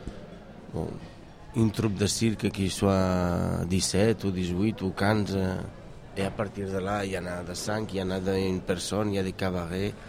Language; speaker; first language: French; non-native, fluent; Catalan